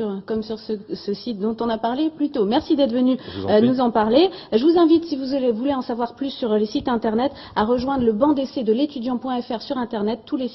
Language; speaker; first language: French; native; French